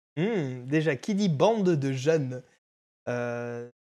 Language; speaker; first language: French; native; French